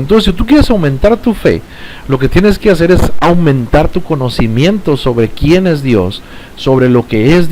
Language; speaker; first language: Spanish; native; Spanish